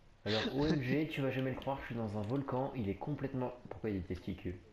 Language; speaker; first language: French; native; French